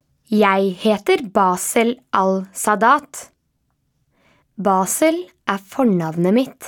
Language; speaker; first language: Norwegian; non-native, learner; Arabic